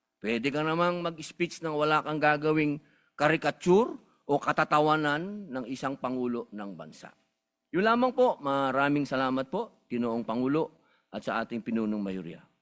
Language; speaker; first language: Filipino; native; Filipino